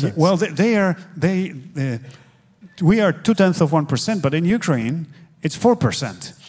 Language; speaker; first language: English; non-native, fluent; Polish